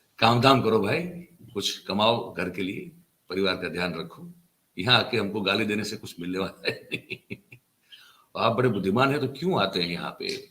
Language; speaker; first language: Hindi; non-native, local second language; Gujarati